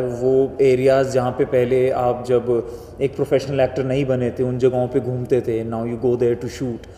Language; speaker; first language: Hindi; native; Hindi